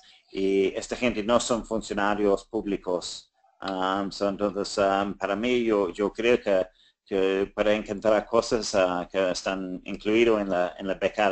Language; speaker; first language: Spanish; non-native, fluent; English